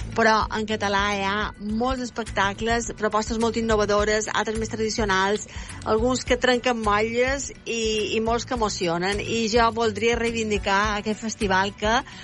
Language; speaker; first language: Catalan; native; Catalan